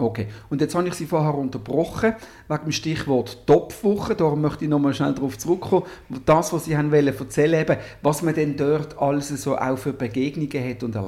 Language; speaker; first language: German; native; German